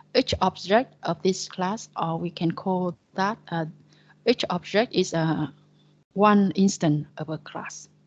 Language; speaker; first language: English; non-native, fluent; Vietnamese